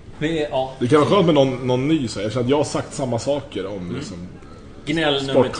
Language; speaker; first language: Swedish; native; Swedish